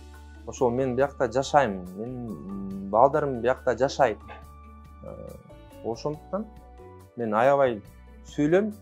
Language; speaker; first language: Kyrgyz; non-native, local second language; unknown